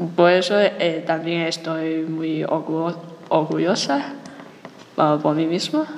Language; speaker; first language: Spanish; non-native, learner; Chinese